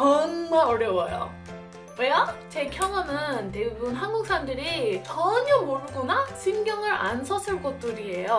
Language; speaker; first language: Korean; non-native, fluent; English